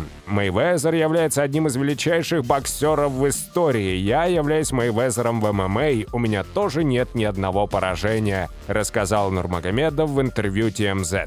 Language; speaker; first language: Russian; native; Russian